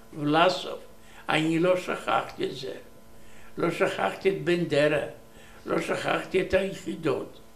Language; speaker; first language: Hebrew; non-native, learner; Romanian